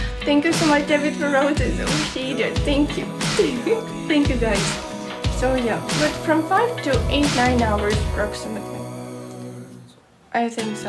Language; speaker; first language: English; non-native, learner; Ukrainian